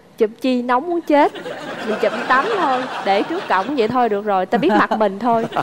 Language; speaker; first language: Vietnamese; native; Vietnamese